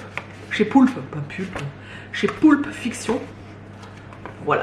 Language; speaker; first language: French; native; French